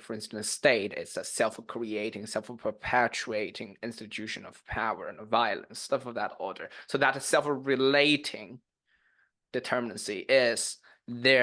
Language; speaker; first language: English; non-native, fluent; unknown